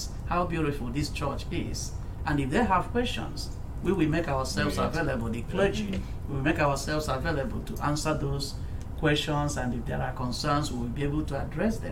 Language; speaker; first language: English; non-native, local second language; Igbo